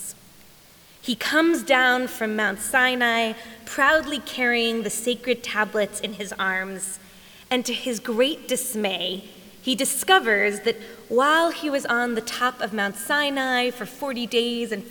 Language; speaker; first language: English; native; English